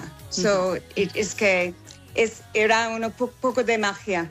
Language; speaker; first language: Spanish; non-native, learner; English